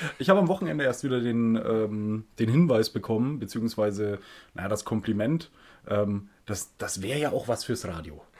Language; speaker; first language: German; native; German